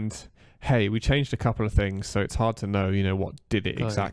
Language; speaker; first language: English; native; English